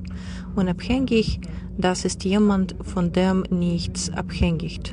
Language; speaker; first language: German; non-native, fluent; Ukrainian